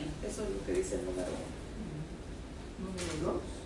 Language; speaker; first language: Spanish; native; Spanish